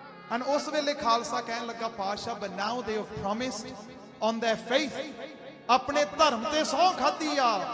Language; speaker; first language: English; early bilingual, other home language; Punjabi